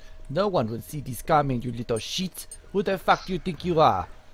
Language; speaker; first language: English; native; English